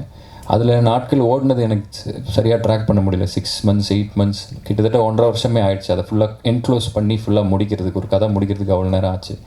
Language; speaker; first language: Tamil; native; Tamil